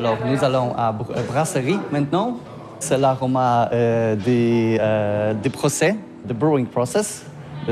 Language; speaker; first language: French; non-native, learner; Polish